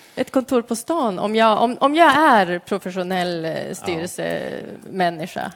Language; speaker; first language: Swedish; native; Swedish